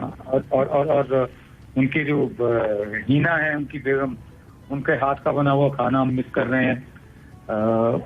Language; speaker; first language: Hindi; native; Hindi